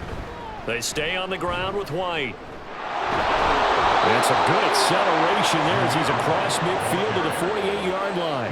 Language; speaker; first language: English; native; English